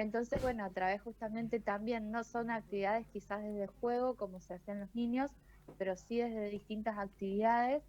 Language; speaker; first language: Spanish; native; Spanish